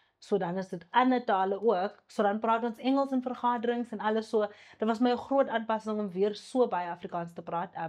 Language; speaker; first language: Afrikaans; non-native, local second language; Xhosa